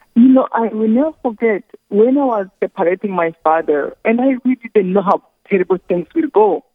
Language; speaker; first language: English; non-native, local second language; Kinyarwanda